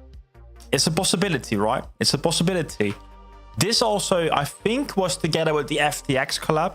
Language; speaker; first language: English; non-native, fluent; Dutch